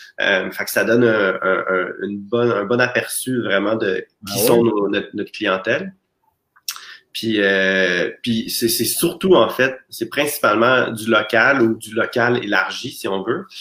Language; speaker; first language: French; native; French